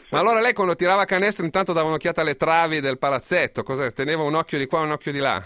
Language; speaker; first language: Italian; native; Italian